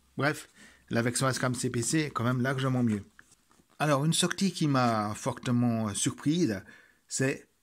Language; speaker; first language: French; native; French